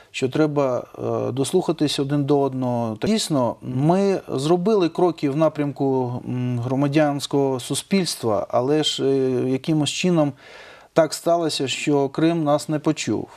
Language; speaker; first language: Ukrainian; non-native, local second language; Russian